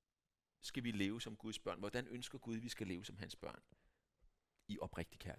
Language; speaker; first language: Danish; native; Danish